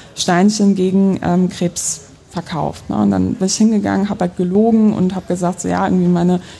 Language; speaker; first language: German; early bilingual, other home language; Polish